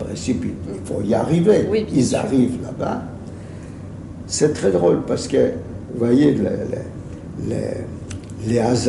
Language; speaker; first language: French; non-native, fluent; Yiddish